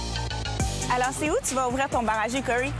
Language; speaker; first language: French; native; French